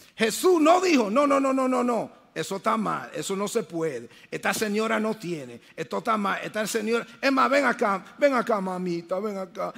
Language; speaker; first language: Spanish; early bilingual, heritage; Spanish